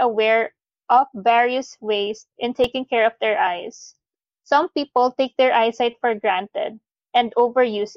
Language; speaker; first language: English; non-native, local second language; Filipino